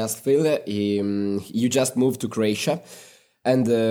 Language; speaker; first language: English; non-native, fluent; Italian